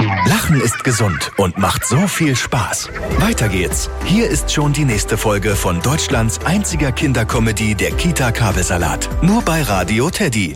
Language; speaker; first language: German; native; German